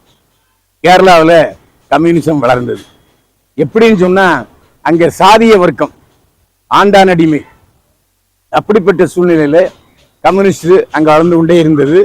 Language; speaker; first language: Tamil; native; Tamil